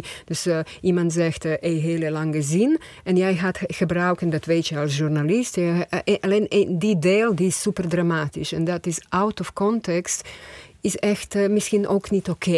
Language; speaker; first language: Dutch; non-native, fluent; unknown